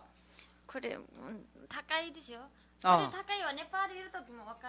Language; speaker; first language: Japanese; non-native, learner; Nepali